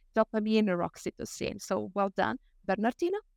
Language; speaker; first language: English; non-native, fluent; Italian